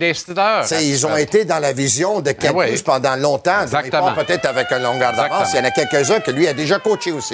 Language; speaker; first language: French; native; French